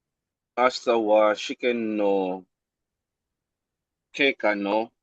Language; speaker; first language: Japanese; non-native, learner; Filipino